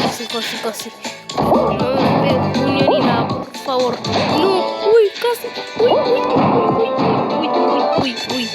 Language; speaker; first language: Spanish; native; Spanish